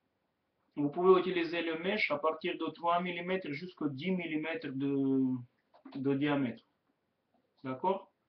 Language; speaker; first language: French; non-native, learner; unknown